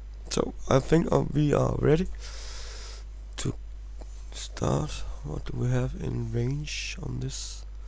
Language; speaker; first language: English; non-native, fluent; Danish